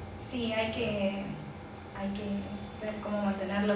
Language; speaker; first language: Spanish; native; Spanish